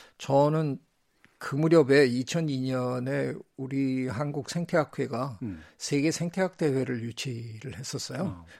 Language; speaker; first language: Korean; native; Korean